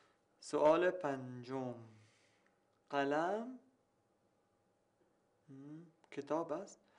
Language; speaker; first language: Persian; non-native, learner; Arabic